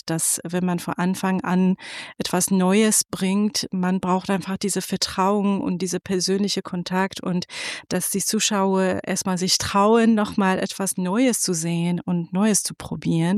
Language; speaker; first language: German; non-native, fluent; Persian